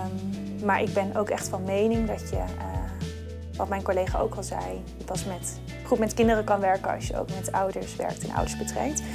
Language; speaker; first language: Dutch; native; Dutch